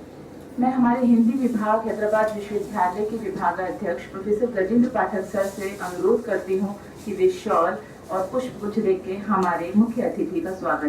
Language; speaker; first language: Hindi; native; Hindi